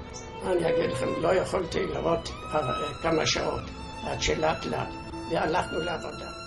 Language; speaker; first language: Hebrew; non-native, fluent; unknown